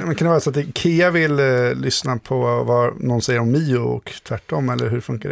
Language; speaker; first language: Swedish; native; Swedish